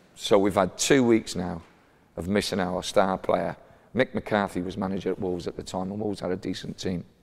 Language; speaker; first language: English; native; English